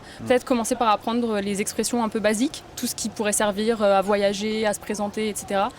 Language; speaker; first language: French; native; French